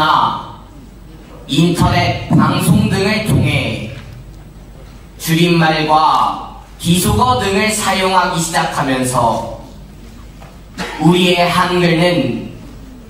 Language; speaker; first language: Korean; native; Korean